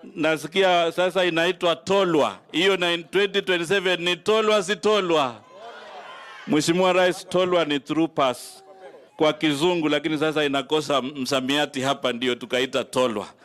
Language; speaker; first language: Swahili; native; Swahili